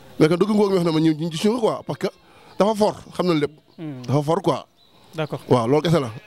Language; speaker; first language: Wolof; native; Wolof